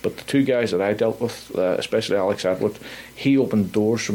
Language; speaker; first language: English; native; English